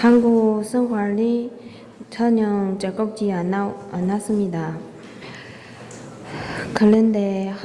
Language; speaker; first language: Korean; non-native, fluent; Chinese